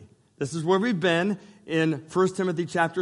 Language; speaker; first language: English; native; English